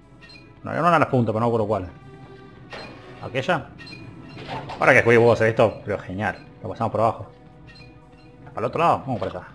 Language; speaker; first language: Spanish; native; Spanish